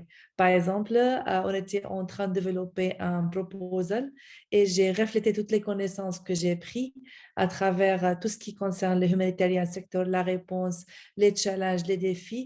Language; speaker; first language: French; non-native, fluent; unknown